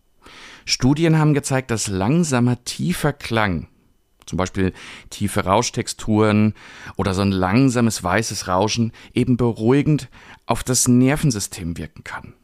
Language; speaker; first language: German; native; German